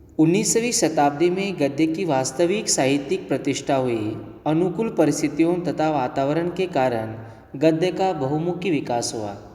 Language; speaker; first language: Hindi; native; Hindi